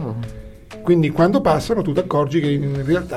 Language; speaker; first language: Italian; native; Italian